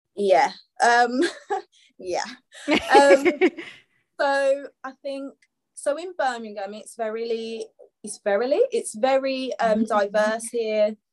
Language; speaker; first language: English; native; English